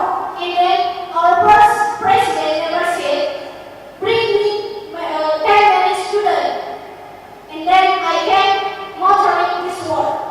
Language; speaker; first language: English; non-native, learner; Indonesian